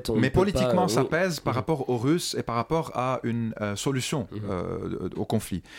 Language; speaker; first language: French; non-native, local second language; Arabic